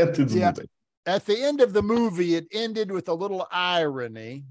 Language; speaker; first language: English; native; English